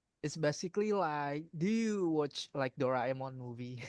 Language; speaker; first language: English; non-native, learner; Indonesian